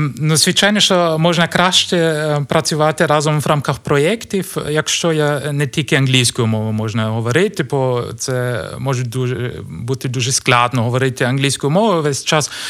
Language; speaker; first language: Ukrainian; non-native, learner; German